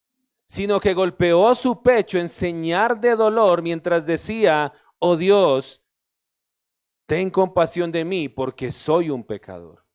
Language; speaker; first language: Spanish; native; Spanish